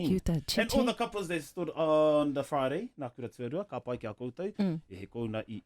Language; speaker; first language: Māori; non-native, local second language; English